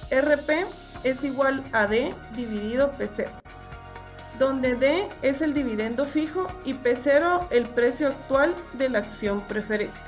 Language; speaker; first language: Spanish; native; Spanish